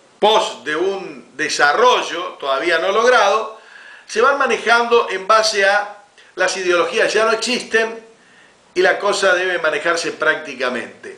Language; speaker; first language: Spanish; native; Spanish